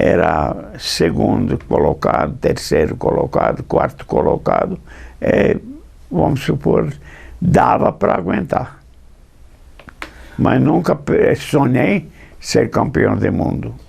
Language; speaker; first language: Portuguese; non-native, fluent; English